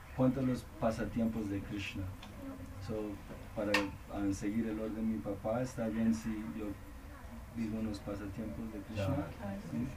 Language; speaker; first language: Spanish; non-native, learner; English